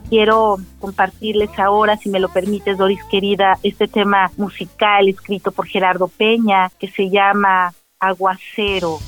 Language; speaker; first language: Spanish; native; Spanish